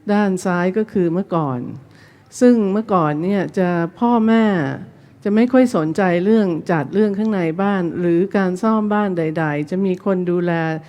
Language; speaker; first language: Thai; non-native, fluent; English